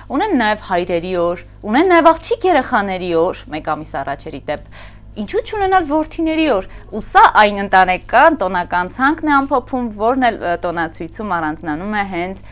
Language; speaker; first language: Armenian; native; Armenian